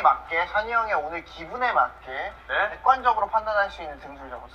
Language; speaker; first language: Korean; native; Korean